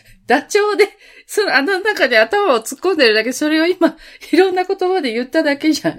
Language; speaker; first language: Japanese; native; Japanese